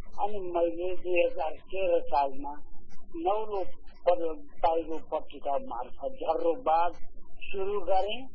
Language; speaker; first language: Nepali; native; Nepali